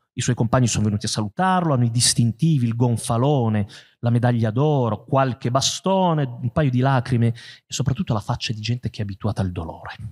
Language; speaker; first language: Italian; native; Italian